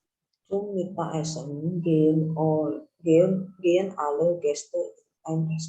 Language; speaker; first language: German; non-native, learner; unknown